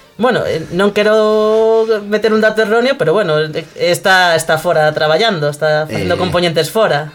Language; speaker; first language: Galician; native; Galician